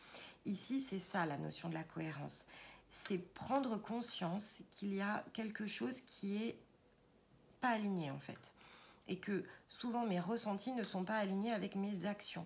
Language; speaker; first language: French; native; French